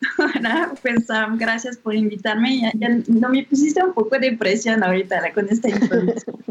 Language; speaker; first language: Spanish; non-native, fluent; French